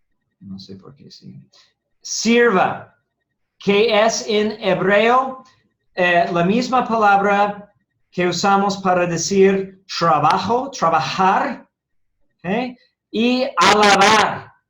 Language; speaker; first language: Spanish; non-native, fluent; English